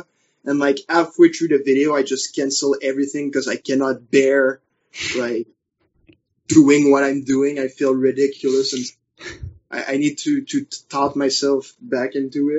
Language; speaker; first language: English; non-native, fluent; French